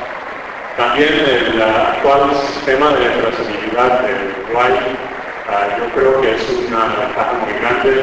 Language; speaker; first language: Spanish; non-native, fluent; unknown